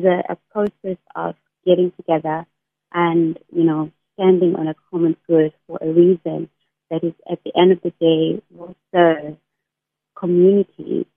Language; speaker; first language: English; non-native, local second language; Xhosa